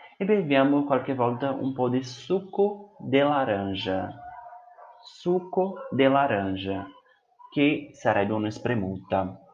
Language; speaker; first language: Italian; non-native, fluent; Portuguese